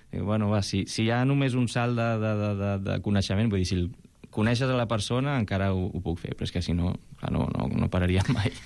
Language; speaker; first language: Catalan; non-native, local second language; Spanish